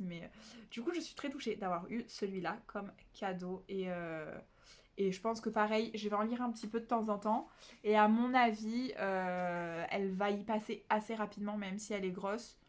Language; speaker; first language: French; native; French